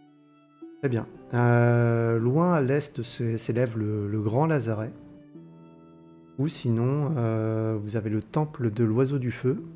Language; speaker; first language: French; native; French